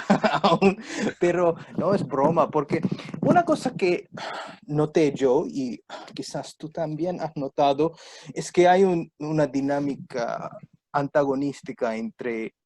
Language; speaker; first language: Spanish; non-native, fluent; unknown